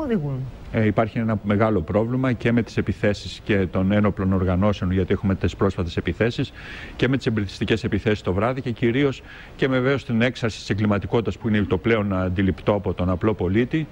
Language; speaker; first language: Greek; native; Greek